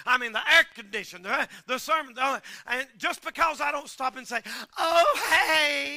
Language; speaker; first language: English; native; English